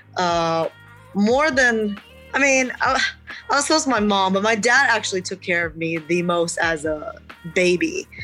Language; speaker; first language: English; early bilingual, other home language; Chinese